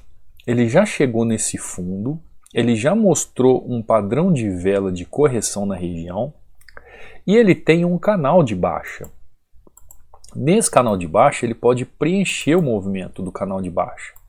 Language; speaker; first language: Portuguese; native; Portuguese